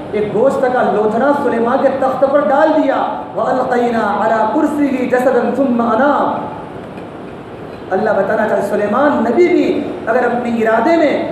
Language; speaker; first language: Urdu; non-native, local second language; Gujarati